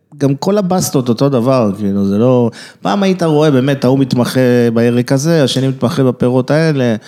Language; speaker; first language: Hebrew; early bilingual, other home language; French